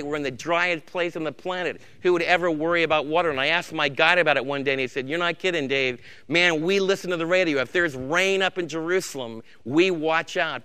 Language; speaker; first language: English; native; English